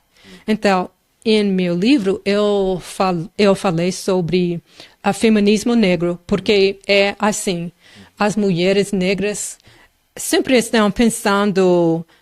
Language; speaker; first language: Portuguese; non-native, fluent; English